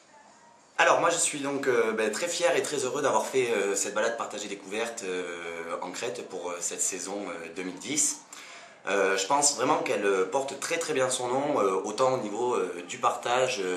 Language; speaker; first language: French; native; French